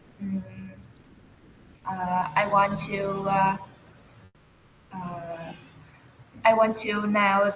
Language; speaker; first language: English; non-native, learner; Vietnamese